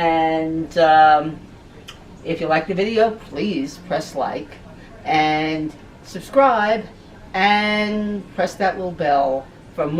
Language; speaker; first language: English; native; English